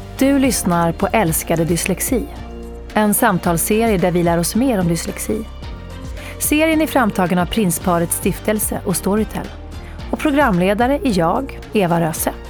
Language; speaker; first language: Swedish; native; Swedish